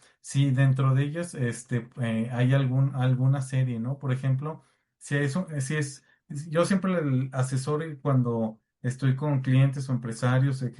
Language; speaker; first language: Spanish; native; Spanish